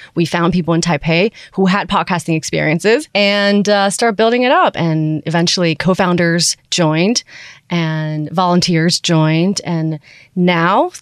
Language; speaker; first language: English; early bilingual, other home language; Chinese